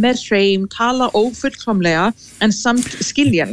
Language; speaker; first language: Icelandic; non-native, fluent; English